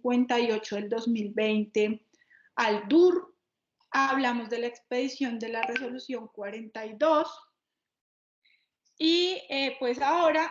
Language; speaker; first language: Spanish; native; Spanish